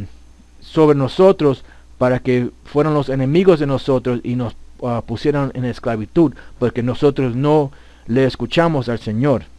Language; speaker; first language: Spanish; early bilingual, heritage; Spanish